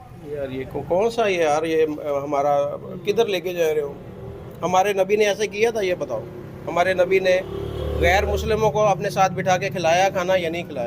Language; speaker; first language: Hindi; non-native, local second language; Punjabi